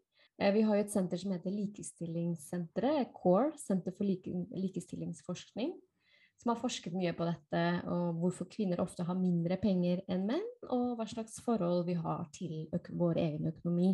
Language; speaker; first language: Norwegian; non-native, fluent; Spanish